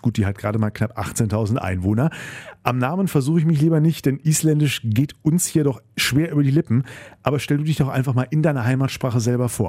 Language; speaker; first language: German; native; German